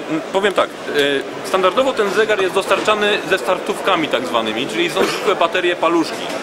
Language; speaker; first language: Polish; native; Polish